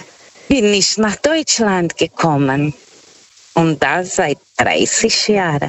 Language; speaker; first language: German; non-native, fluent; Portuguese